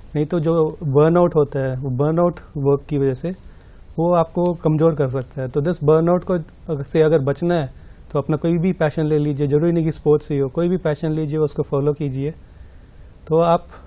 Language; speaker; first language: Hindi; native; Hindi